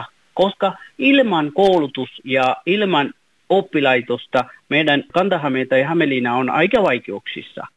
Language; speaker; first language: Finnish; non-native, fluent; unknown